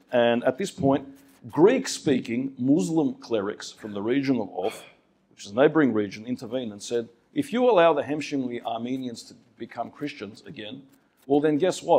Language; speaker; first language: English; early bilingual, other home language; Greek